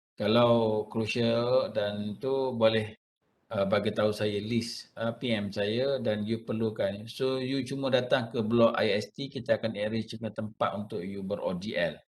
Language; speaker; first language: Malay; native; Malay